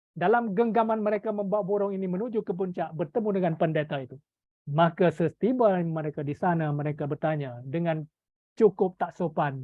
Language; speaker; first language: Malay; native; Malay